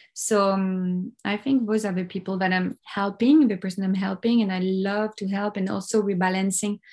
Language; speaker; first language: English; non-native, fluent; French